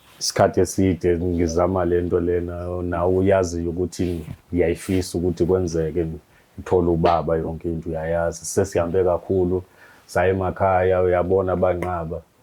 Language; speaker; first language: Zulu; non-native, local second language; Xhosa